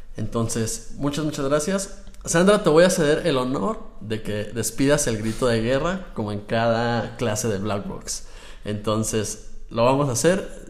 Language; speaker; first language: Spanish; native; Spanish